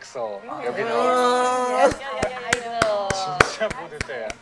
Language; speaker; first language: Korean; non-native, fluent; Bosnian